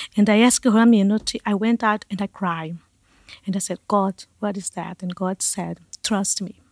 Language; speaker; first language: English; non-native, learner; Portuguese